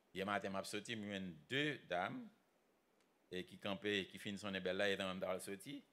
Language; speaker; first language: French; non-native, local second language; Haitian Creole